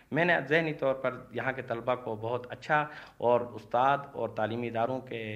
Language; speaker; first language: Urdu; non-native, local second language; Shina